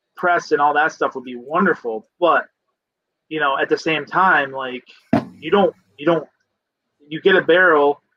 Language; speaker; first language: English; native; English